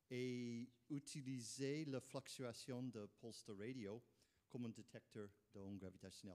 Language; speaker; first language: French; non-native, fluent; English